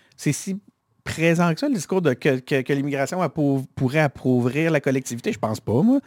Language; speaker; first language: French; native; French